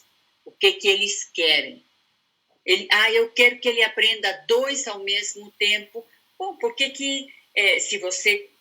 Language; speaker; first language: Portuguese; non-native, fluent; Spanish